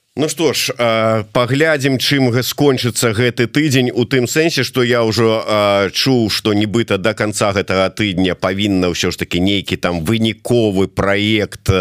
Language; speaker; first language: Belarusian; non-native, local second language; Russian